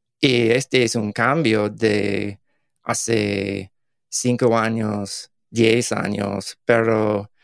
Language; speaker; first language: Spanish; non-native, learner; English